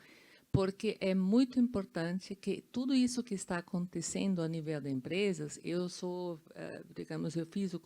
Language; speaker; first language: Portuguese; non-native, fluent; German